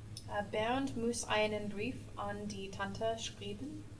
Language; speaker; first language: German; non-native, learner; English